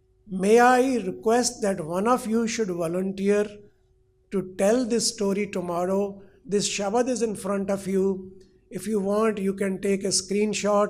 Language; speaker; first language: English; non-native, local second language; Punjabi